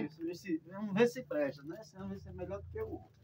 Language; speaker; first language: Portuguese; native; Portuguese